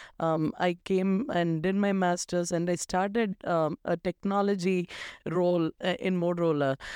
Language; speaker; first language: English; non-native, local second language; Malayalam